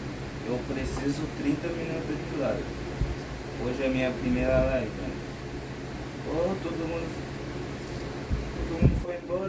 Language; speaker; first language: Portuguese; non-native, learner; Haitian Creole